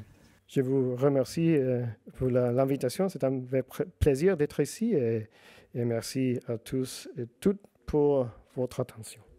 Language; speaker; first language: French; non-native, fluent; Spanish